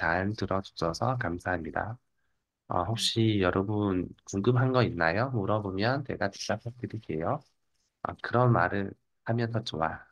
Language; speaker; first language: Korean; non-native, fluent; Vietnamese